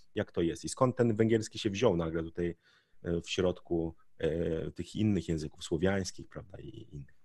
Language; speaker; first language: Polish; native; Polish